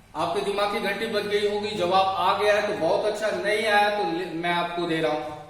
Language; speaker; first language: Hindi; native; Hindi